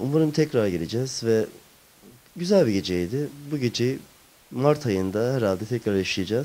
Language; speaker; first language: Turkish; native; Turkish